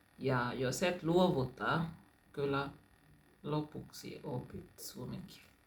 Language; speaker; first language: Finnish; non-native, learner; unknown